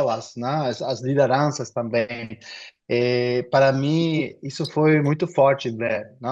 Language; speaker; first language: Portuguese; non-native, fluent; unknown